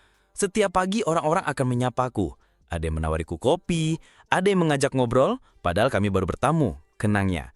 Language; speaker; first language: Indonesian; native; Indonesian